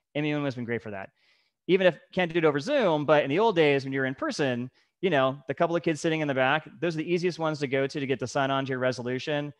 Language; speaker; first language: English; native; English